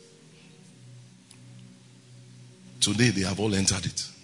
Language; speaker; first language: English; non-native, local second language; Bini